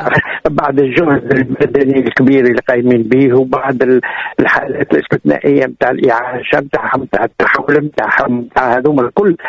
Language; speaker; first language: Arabic; native; Arabic